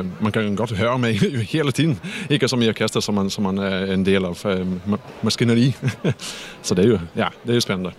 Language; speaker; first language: Danish; non-native, fluent; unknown